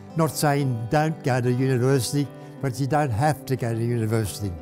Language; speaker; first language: English; native; English